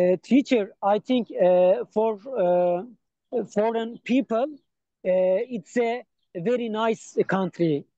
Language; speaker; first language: English; non-native, learner; Turkish